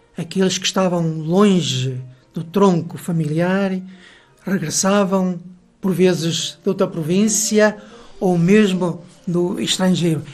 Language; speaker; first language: Portuguese; native; Portuguese